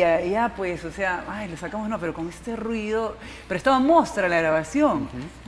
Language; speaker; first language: Spanish; native; Spanish